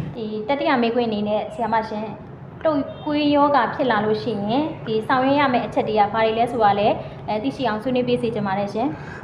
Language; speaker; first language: Burmese; native; Burmese